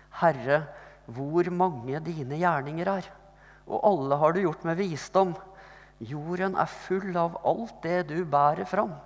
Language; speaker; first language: Norwegian; native; Norwegian